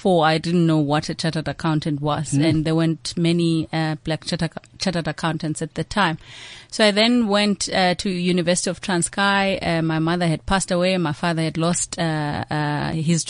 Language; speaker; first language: English; non-native, local second language; Xhosa